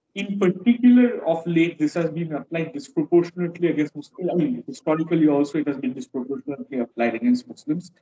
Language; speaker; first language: English; non-native, local second language; Bangla